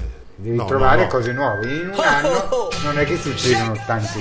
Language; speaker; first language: Italian; native; Italian